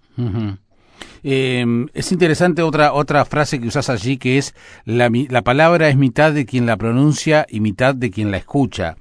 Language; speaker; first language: Spanish; native; Spanish